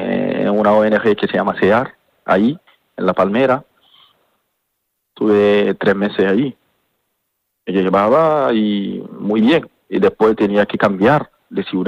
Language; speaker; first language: Spanish; non-native, fluent; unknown